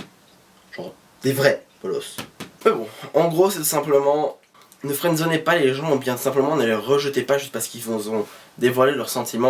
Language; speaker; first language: French; native; French